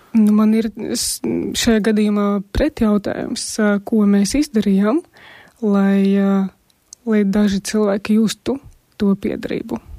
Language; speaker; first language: Latvian; non-native, local second language; Russian